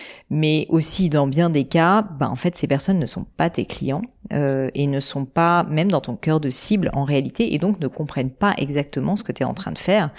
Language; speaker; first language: French; native; French